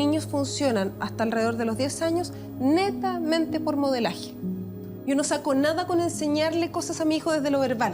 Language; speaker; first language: Spanish; native; Spanish